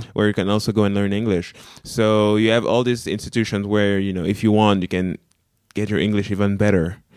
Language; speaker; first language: English; non-native, local second language; French